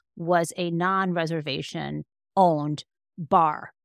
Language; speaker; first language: English; native; English